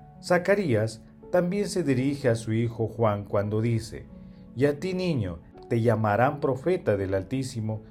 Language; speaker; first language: Spanish; native; Spanish